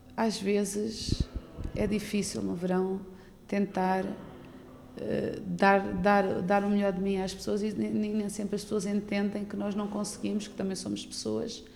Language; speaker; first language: Portuguese; native; Portuguese